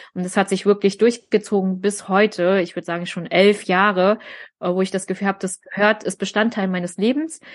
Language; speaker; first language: German; early bilingual, other home language; Vietnamese